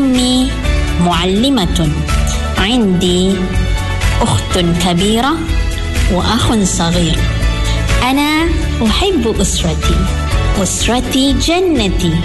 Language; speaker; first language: Arabic; non-native, fluent; Malay